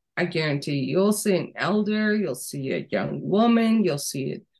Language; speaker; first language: English; native; English